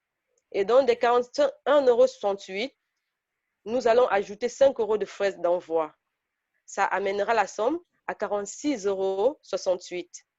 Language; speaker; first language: French; native; French